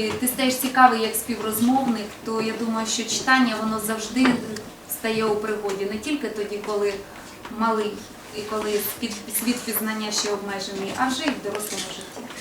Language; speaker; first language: Ukrainian; non-native, local second language; Russian